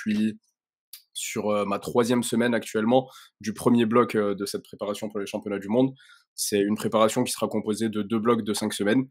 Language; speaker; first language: French; native; French